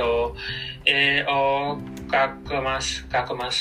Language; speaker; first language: Japanese; non-native, learner; English